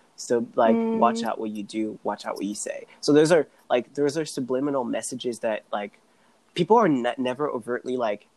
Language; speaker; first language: English; non-native, fluent; Rundi